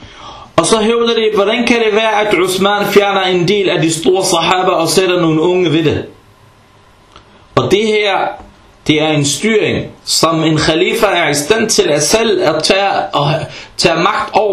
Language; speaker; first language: Danish; early bilingual, other home language; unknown